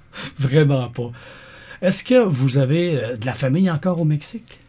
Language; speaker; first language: French; native; French